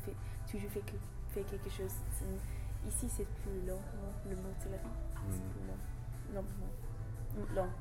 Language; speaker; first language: French; non-native, learner; English